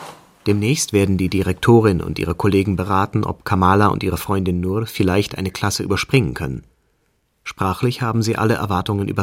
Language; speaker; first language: German; native; German